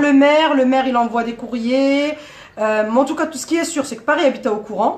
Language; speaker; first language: French; native; French